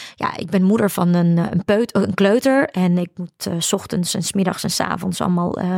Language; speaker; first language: Dutch; early bilingual, other home language; Ukrainian